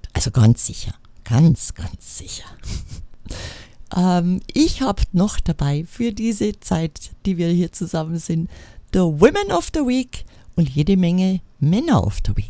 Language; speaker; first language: German; native; German